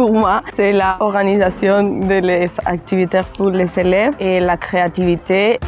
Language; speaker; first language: French; non-native, learner; Spanish